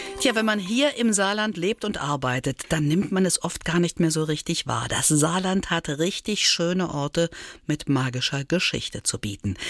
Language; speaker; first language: German; native; German